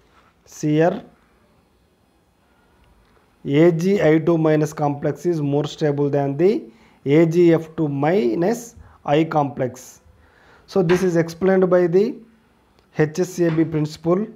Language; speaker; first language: English; non-native, local second language; Telugu